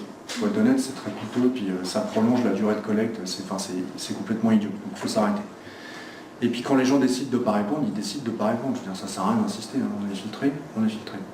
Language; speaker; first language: French; native; French